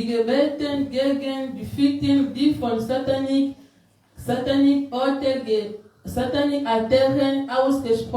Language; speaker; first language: German; non-native, learner; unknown